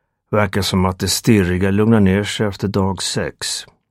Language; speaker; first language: Swedish; native; Swedish